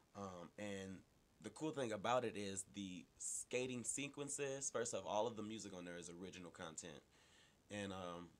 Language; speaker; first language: English; native; English